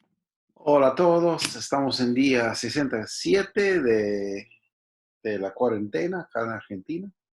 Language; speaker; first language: Spanish; non-native, fluent; English